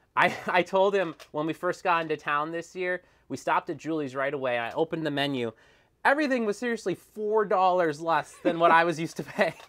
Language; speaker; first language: English; native; English